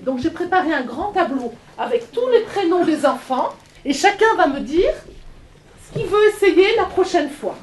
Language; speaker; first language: French; native; French